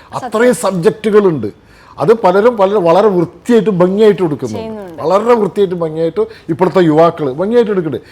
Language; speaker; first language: Malayalam; native; Malayalam